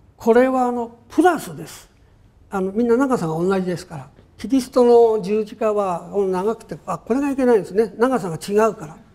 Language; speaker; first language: Japanese; native; Japanese